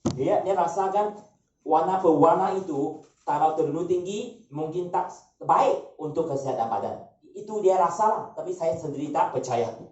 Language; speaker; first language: Malay; non-native, local second language; Chinese